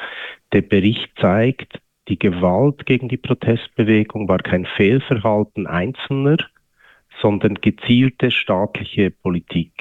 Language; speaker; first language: German; native; German